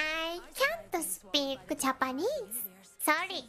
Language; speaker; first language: English; non-native, learner; Japanese